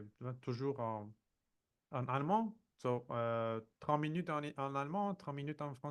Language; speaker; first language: French; non-native, fluent; Portuguese